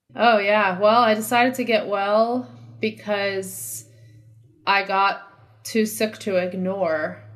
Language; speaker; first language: English; native; English